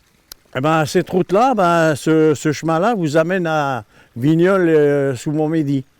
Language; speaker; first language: French; native; French